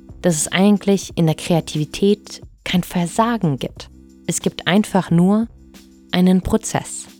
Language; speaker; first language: German; non-native, local second language; Luxembourgish